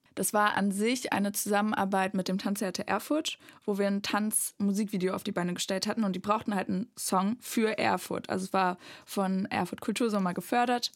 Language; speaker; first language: German; native; German